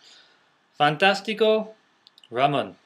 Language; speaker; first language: Spanish; non-native, learner; English